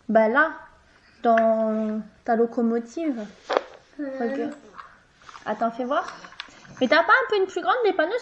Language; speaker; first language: French; native; French